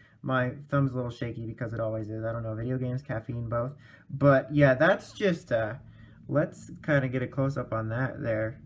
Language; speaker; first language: English; native; English